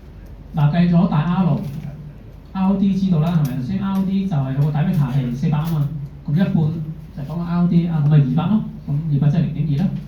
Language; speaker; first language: Cantonese; native; Cantonese